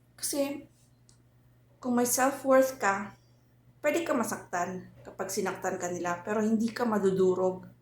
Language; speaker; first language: Filipino; native; Filipino